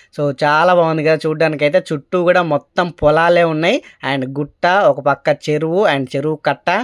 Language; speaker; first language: Telugu; native; Telugu